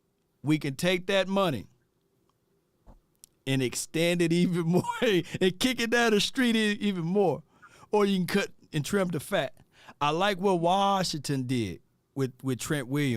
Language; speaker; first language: English; native; English